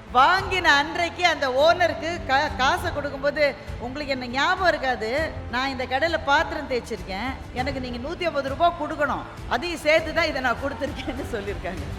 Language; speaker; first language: Tamil; native; Tamil